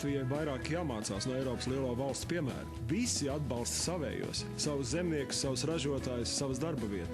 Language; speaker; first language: Latvian; native; Latvian